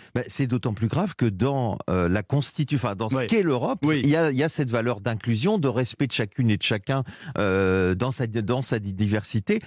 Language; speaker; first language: French; native; French